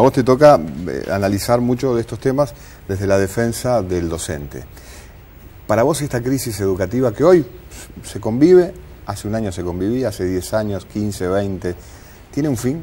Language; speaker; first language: Spanish; native; Spanish